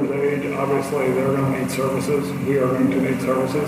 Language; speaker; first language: English; native; English